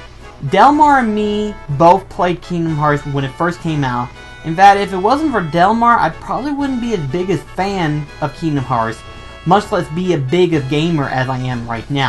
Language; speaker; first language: English; native; English